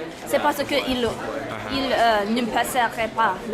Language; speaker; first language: French; non-native, learner; English